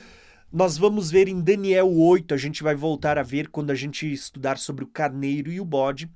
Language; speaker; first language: Portuguese; native; Portuguese